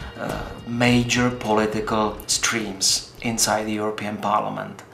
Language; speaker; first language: English; non-native, fluent; Czech